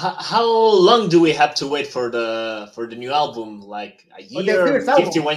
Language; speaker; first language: English; non-native, fluent; Spanish